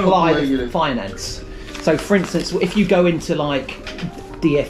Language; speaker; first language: English; native; English